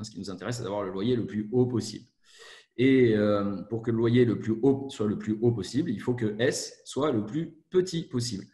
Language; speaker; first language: French; native; French